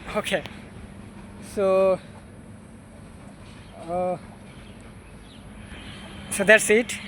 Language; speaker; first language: English; non-native, learner; Bangla